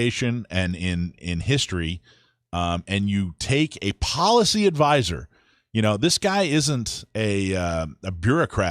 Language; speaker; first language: English; native; English